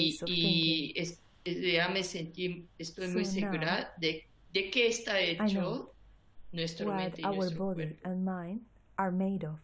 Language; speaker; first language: Spanish; non-native, learner; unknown